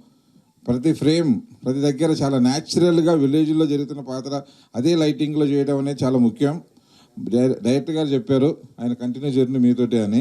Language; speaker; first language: Telugu; native; Telugu